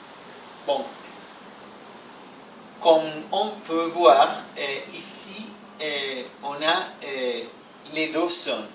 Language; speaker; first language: French; non-native, fluent; Spanish